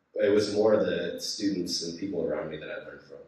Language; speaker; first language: English; native; English